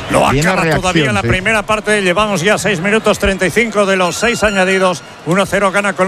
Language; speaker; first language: Spanish; native; Spanish